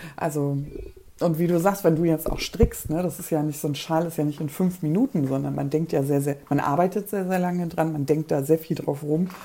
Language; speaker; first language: German; early bilingual, other home language; Polish